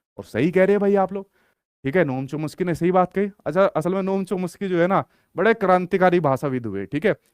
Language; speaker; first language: Hindi; native; Hindi